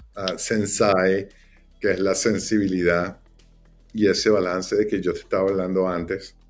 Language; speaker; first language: Spanish; native; Spanish